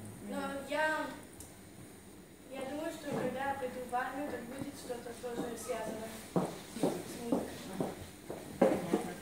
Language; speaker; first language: Russian; early bilingual, heritage; Russian